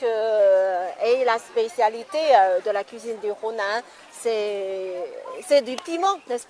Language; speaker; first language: French; non-native, fluent; Chinese